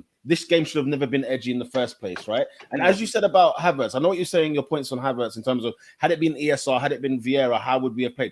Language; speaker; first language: English; native; English